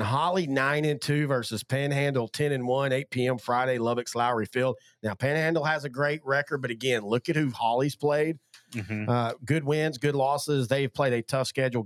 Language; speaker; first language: English; native; English